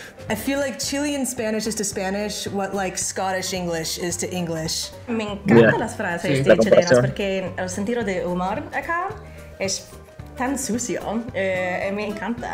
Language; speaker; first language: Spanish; non-native, fluent; English